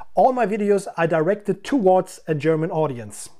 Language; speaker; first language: English; non-native, fluent; German